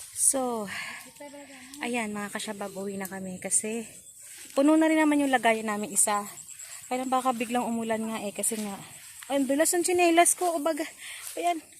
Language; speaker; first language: Filipino; non-native, local second language; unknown